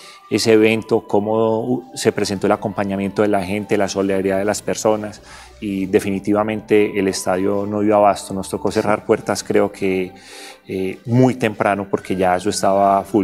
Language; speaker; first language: Spanish; native; Spanish